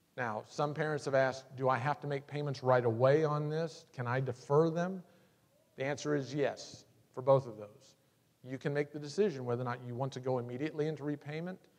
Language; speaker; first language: English; native; English